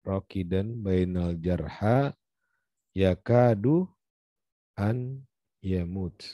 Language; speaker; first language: Arabic; non-native, fluent; Indonesian